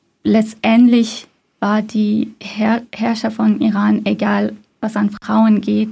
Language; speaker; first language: German; non-native, fluent; Persian